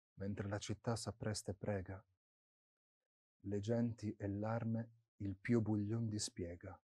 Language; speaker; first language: Italian; native; Italian